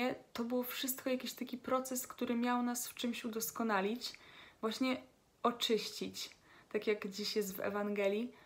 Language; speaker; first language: Polish; native; Polish